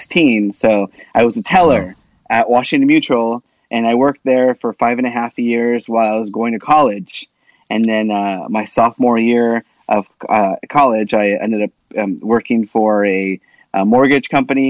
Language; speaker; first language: English; early bilingual, other home language; Spanish